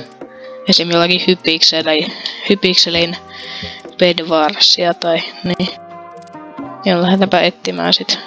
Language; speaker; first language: Finnish; native; Finnish